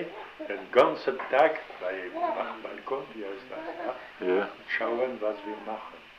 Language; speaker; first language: German; non-native, learner; French